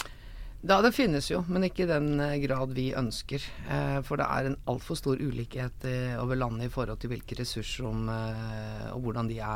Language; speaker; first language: Norwegian; native; Norwegian